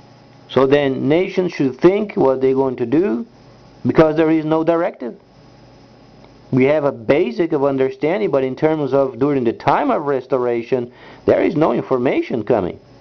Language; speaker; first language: English; non-native, fluent; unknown